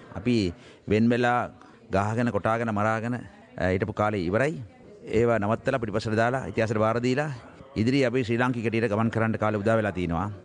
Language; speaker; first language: Sinhala; non-native, local second language; Tamil